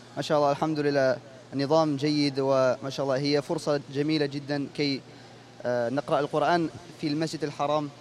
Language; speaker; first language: Arabic; non-native, fluent; Tatar